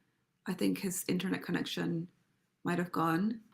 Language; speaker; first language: English; native; English